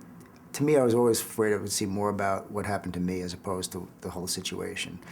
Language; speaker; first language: English; native; English